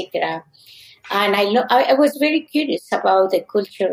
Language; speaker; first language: English; non-native, fluent; Spanish